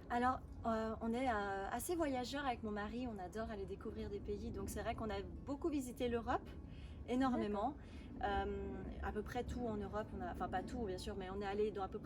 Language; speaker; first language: French; native; French